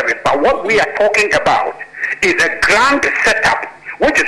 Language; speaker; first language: English; non-native, local second language; Ewe